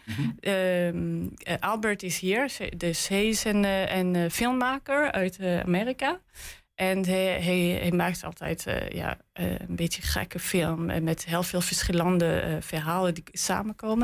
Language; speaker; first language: Dutch; non-native, learner; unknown